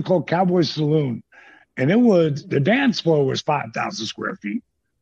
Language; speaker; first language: English; native; English